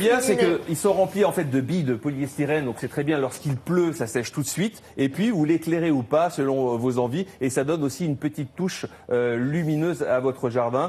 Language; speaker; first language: French; native; French